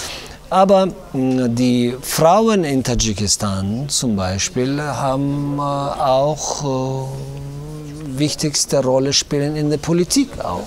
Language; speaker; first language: German; non-native, learner; Tajik